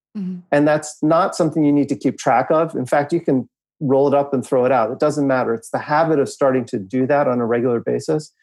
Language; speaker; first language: English; native; English